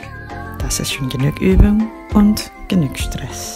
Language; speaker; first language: German; non-native, fluent; Korean